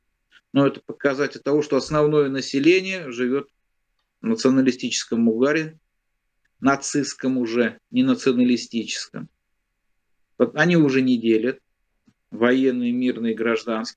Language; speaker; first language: Russian; native; Russian